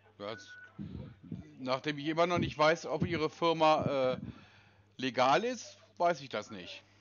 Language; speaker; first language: German; native; German